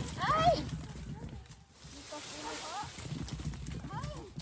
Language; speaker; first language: Swedish; non-native, learner; Cebuano